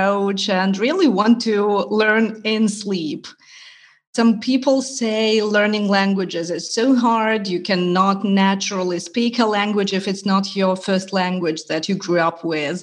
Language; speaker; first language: English; non-native, fluent; Russian